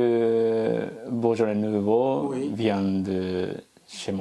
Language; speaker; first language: French; non-native, learner; Japanese